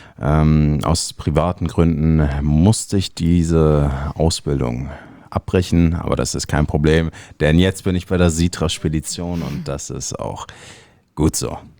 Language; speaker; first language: German; early bilingual, other home language; Italian